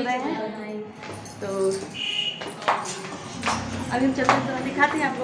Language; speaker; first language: Hindi; native; Hindi